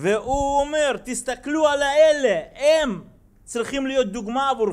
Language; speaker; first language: Hebrew; non-native, fluent; Russian